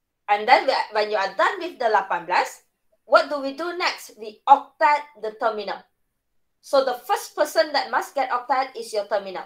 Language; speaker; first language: English; non-native, local second language; Malay